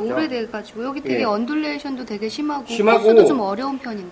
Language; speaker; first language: Korean; native; Korean